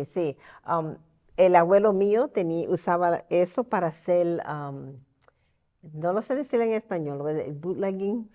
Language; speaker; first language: Spanish; early bilingual, heritage; Spanish